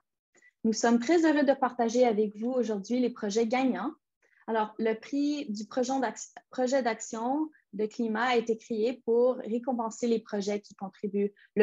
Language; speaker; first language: French; native; French